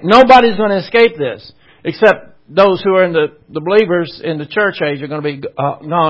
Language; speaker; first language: English; native; English